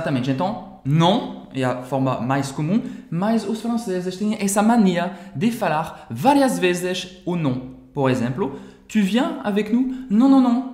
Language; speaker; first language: Portuguese; non-native, fluent; French